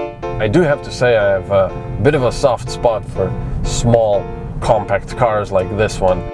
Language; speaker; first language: English; non-native, fluent; Slovenian